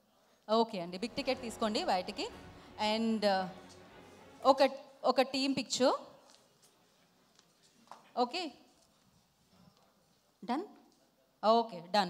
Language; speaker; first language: Telugu; native; Telugu